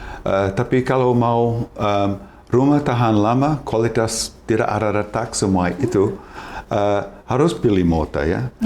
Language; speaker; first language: Indonesian; non-native, fluent; English